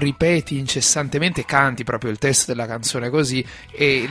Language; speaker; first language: Italian; native; Italian